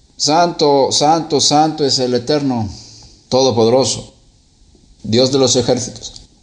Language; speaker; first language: Spanish; non-native, fluent; Swedish